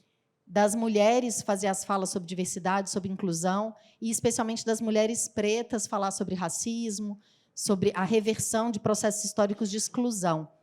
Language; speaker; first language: Portuguese; native; Portuguese